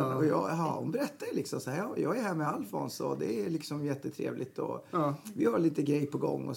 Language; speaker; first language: Swedish; native; Swedish